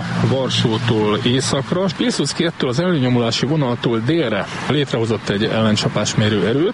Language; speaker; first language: Hungarian; native; Hungarian